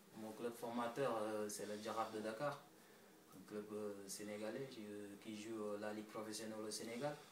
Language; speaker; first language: French; non-native, local second language; Wolof